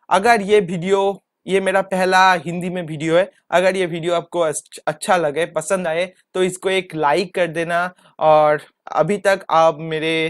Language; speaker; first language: Hindi; non-native, local second language; Bangla